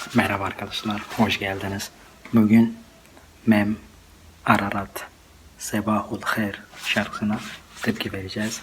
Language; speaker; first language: Turkish; non-native, fluent; Arabic